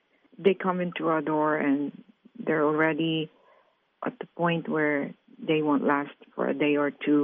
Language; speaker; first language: English; non-native, local second language; Filipino